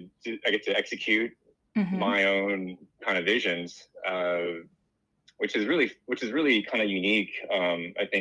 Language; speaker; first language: English; native; English